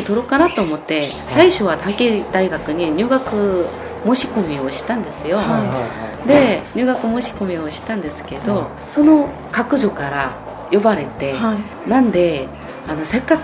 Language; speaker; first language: Japanese; non-native, fluent; Korean